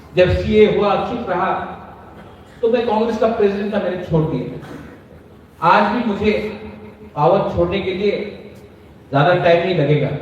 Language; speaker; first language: Hindi; non-native, local second language; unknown